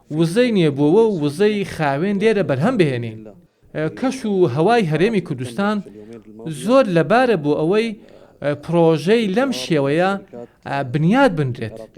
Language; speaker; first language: Central Kurdish; non-native, fluent; Arabic